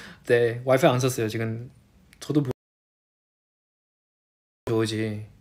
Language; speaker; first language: Korean; non-native, fluent; Chinese